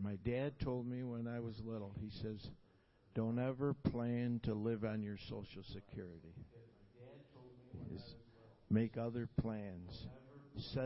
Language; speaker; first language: English; native; English